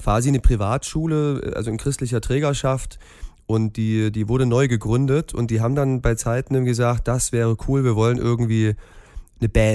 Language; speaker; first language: German; native; German